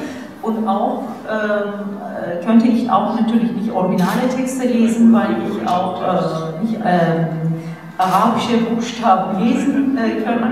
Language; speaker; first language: German; non-native, fluent; Turkish